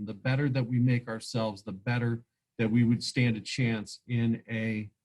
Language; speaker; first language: English; native; English